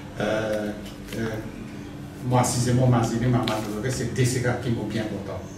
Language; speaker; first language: French; non-native, local second language; Morisyen